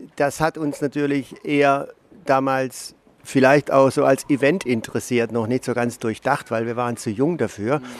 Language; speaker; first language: German; native; German